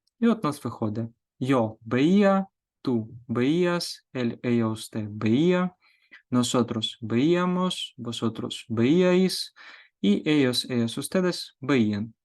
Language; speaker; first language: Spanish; non-native, fluent; Ukrainian